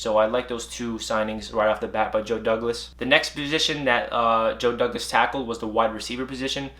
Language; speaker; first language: English; native; English